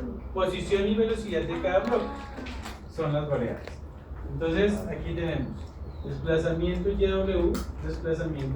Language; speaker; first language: Spanish; native; Spanish